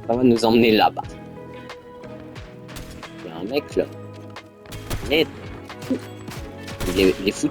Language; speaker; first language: French; native; French